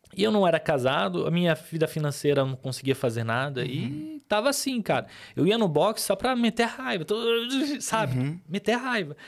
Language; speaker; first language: Portuguese; early bilingual, other home language; Arabic